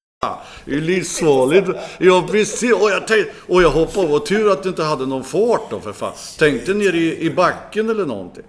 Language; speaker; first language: Swedish; native; Swedish